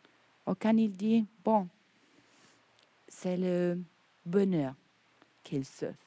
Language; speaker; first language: French; non-native, fluent; Italian